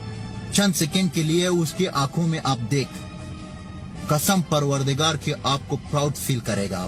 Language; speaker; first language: Hindi; non-native, fluent; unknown